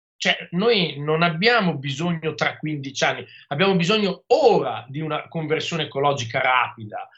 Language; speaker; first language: Italian; native; Italian